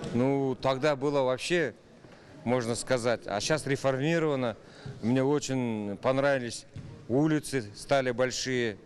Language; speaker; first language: Russian; non-native, local second language; Kazakh